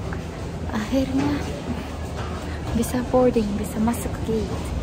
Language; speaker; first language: Indonesian; non-native, fluent; Japanese